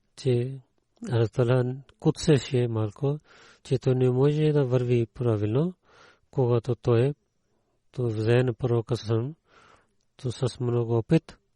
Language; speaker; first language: Bulgarian; non-native, learner; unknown